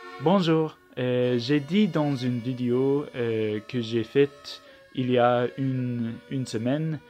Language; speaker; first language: French; non-native, learner; English